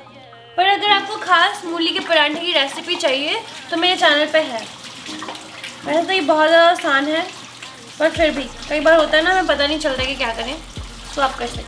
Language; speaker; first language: Hindi; native; Hindi